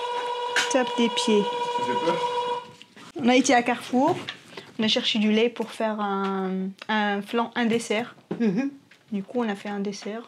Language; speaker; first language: French; native; French